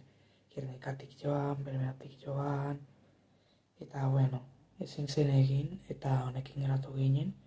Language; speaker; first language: Basque; non-native, local second language; Spanish